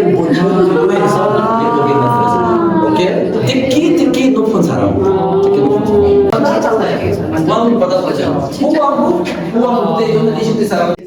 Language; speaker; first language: Korean; non-native, learner; Arabic